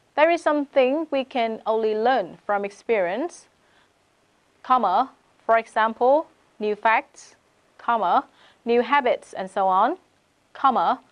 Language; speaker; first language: English; non-native, fluent; Vietnamese